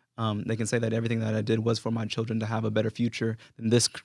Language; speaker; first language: English; native; English